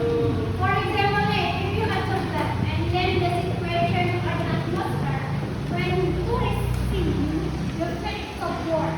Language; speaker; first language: English; non-native, learner; Indonesian